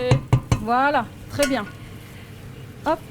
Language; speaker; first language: French; native; French